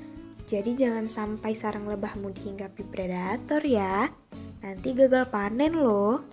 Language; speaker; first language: Indonesian; native; Indonesian